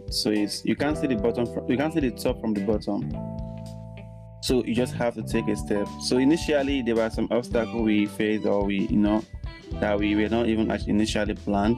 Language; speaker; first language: English; non-native, local second language; Yoruba